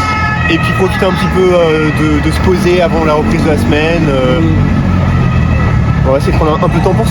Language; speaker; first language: French; native; French